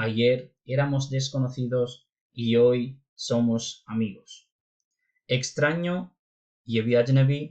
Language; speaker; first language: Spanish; non-native, fluent; Urdu